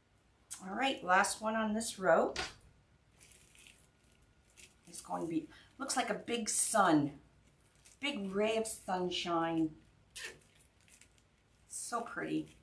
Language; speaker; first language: English; native; English